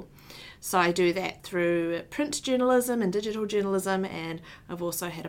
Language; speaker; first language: English; native; English